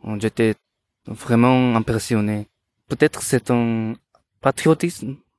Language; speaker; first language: French; non-native, learner; Korean